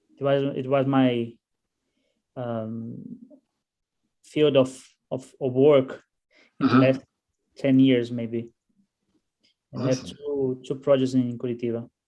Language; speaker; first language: English; non-native, learner; Portuguese